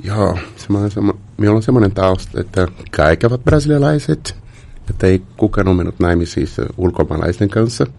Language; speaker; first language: Finnish; non-native, fluent; Portuguese